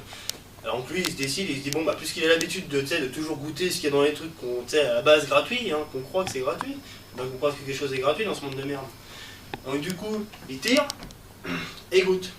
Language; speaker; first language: French; native; French